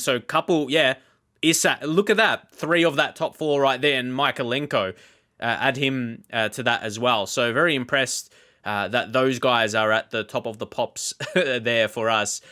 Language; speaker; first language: English; native; English